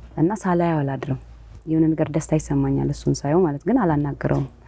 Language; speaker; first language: Amharic; non-native, local second language; Oromo